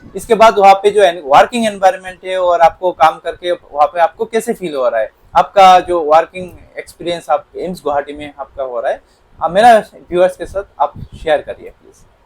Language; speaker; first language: Hindi; non-native, local second language; Bangla